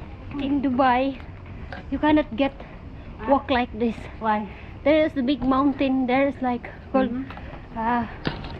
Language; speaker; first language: English; non-native, local second language; Filipino